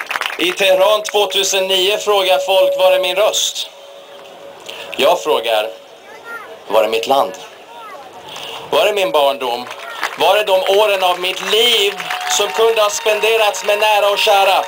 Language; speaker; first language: Swedish; early bilingual, other home language; Persian